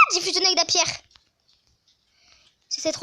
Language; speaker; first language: French; native; French